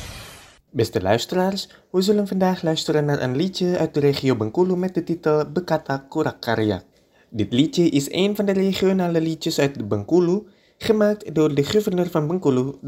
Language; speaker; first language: Dutch; non-native, fluent; Indonesian